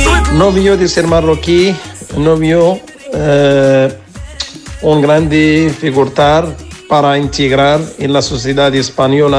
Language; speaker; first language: Spanish; non-native, learner; Arabic